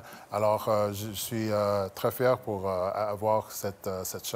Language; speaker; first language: French; non-native, local second language; English